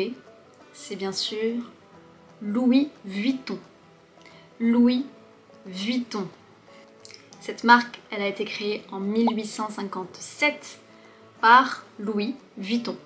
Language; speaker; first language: French; native; French